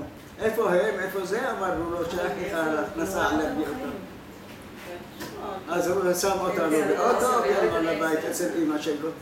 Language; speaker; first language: Hebrew; non-native, fluent; Arabic